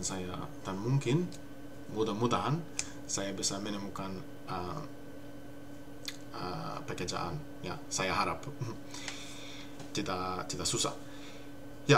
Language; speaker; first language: Indonesian; non-native, learner; English